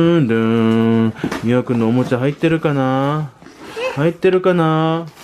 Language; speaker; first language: Japanese; non-native, fluent; Korean